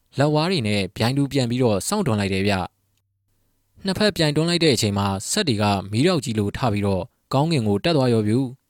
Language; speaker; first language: Burmese; native; Burmese